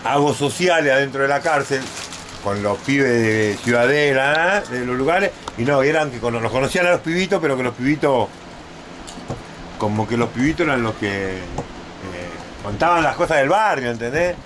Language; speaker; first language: Spanish; native; Spanish